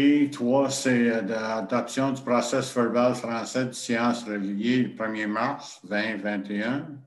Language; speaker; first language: French; native; French